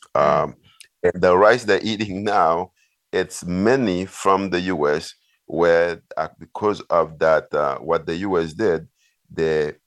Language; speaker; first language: English; non-native, fluent; Haitian Creole